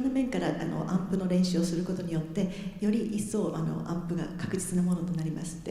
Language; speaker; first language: Japanese; native; Japanese